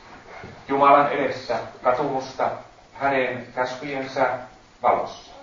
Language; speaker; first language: Finnish; native; Finnish